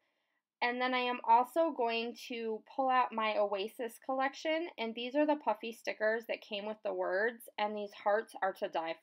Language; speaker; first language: English; native; English